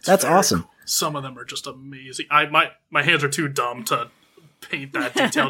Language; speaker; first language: English; native; English